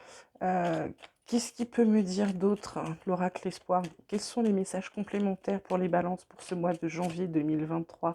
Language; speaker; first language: French; native; French